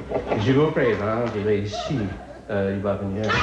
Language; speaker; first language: French; non-native, fluent; English